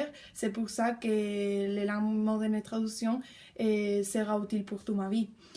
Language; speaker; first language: French; non-native, learner; Spanish